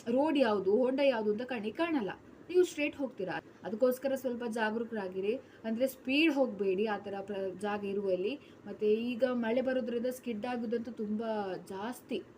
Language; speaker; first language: Kannada; non-native, local second language; Tulu